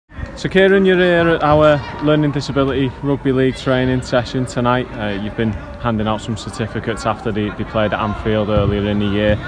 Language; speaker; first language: English; native; English